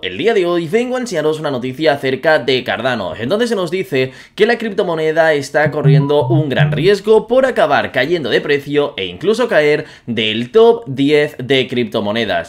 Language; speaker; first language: Spanish; native; Spanish